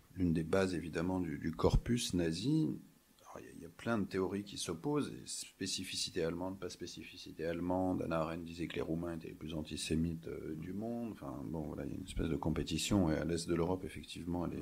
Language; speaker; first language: French; native; French